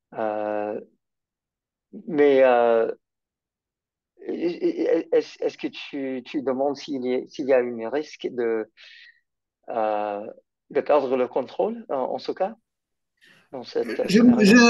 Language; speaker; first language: French; non-native, fluent; English